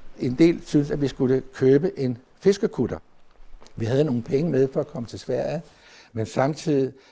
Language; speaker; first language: Danish; native; Danish